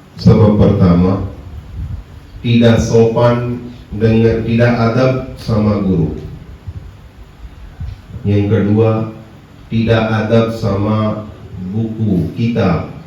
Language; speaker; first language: Indonesian; non-native, fluent; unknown